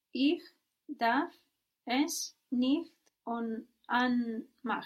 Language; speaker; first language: German; non-native, learner; English